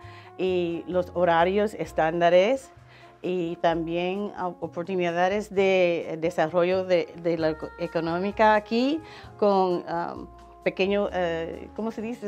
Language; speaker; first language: Spanish; non-native, learner; English